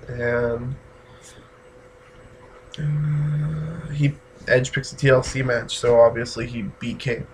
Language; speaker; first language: English; native; English